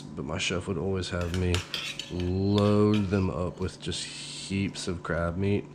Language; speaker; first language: English; native; English